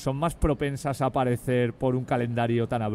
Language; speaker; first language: Spanish; native; Spanish